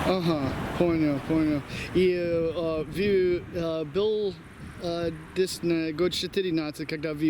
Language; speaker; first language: Russian; non-native, learner; English